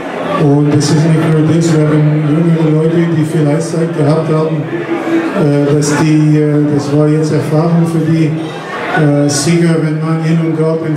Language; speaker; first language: German; non-native, fluent; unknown